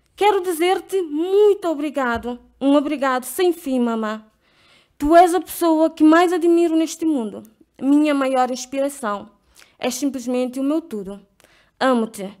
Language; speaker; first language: Portuguese; non-native, local second language; Kabuverdianu